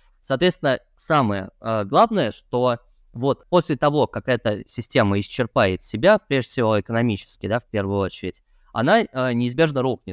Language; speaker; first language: Russian; native; Russian